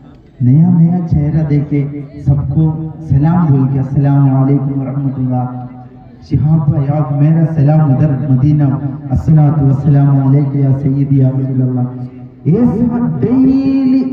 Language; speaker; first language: Hindi; non-native, local second language; Malayalam